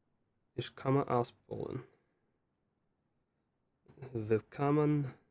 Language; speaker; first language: German; non-native, learner; English